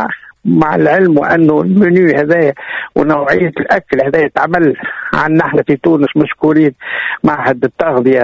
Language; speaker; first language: Arabic; native; Arabic